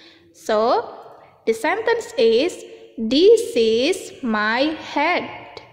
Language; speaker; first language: English; non-native, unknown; Indonesian